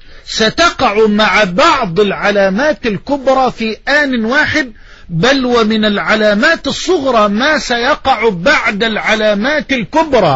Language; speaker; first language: Arabic; native; Arabic